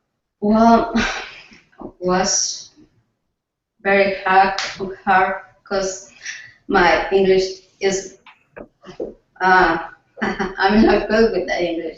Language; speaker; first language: English; non-native, learner; Spanish